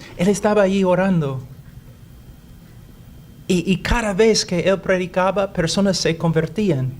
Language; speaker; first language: Spanish; non-native, fluent; English